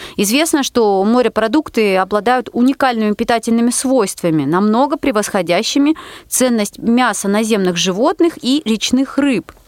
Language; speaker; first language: Russian; native; Russian